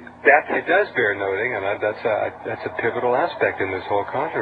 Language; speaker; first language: English; native; English